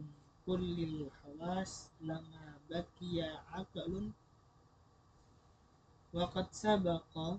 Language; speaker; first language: Arabic; non-native, learner; Indonesian